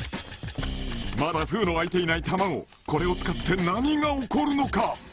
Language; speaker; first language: Japanese; native; Japanese